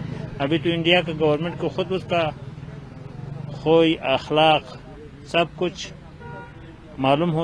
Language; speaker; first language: Hindi; non-native, learner; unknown